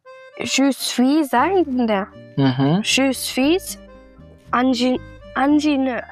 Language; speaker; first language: French; non-native, learner; Uzbek